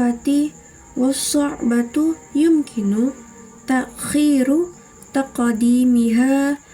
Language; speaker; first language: Arabic; non-native, learner; Indonesian